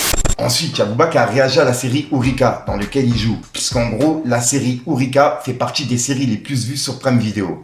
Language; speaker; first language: French; native; French